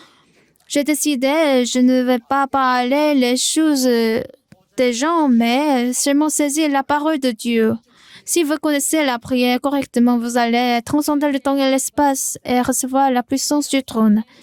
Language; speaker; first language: French; non-native, learner; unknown